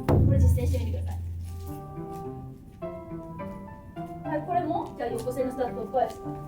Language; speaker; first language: Japanese; native; Japanese